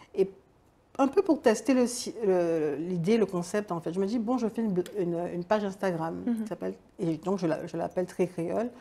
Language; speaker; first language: French; native; French